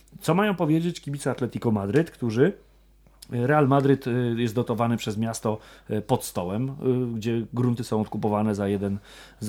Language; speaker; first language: Polish; native; Polish